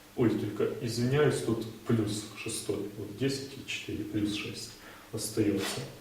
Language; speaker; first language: Russian; native; Russian